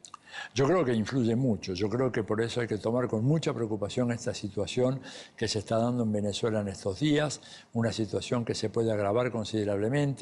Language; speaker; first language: Spanish; native; Spanish